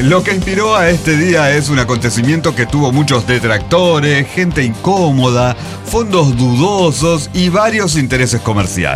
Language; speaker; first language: Spanish; native; Spanish